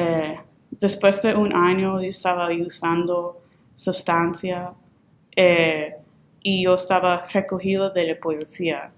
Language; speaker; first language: Spanish; early bilingual, heritage; Spanish